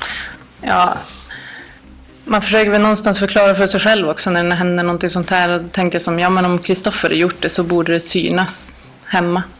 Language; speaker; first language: Swedish; native; Swedish